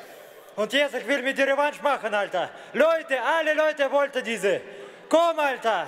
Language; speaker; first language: German; non-native, learner; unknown